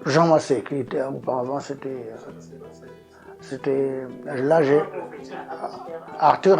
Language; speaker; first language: French; non-native, fluent; Portuguese